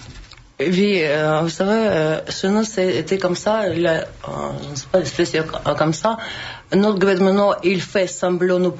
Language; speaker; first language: French; non-native, learner; Russian